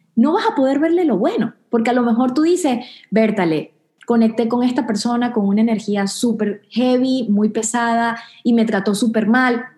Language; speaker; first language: Spanish; native; Spanish